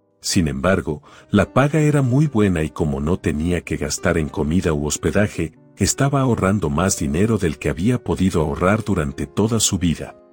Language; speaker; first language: Spanish; native; Spanish